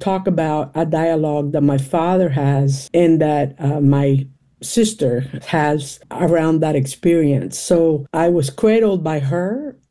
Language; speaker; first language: English; non-native, local second language; Spanish